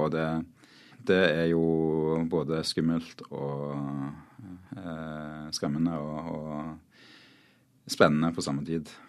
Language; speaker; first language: Norwegian; native; Norwegian